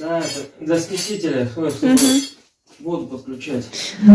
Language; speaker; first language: Russian; native; Russian